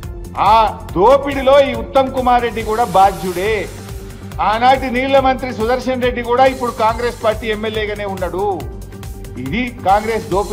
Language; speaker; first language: Telugu; native; Telugu